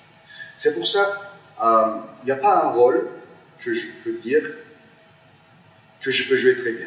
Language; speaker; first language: French; non-native, fluent; Turkish